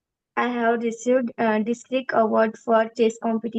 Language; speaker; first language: English; non-native, learner; Marathi